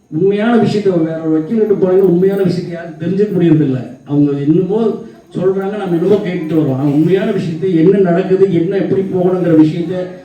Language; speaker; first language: Tamil; native; Tamil